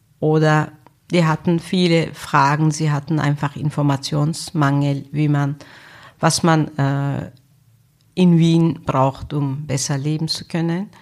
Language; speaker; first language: German; non-native, fluent; Turkish